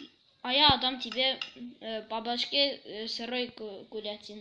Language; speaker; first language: Russian; early bilingual, heritage; Russian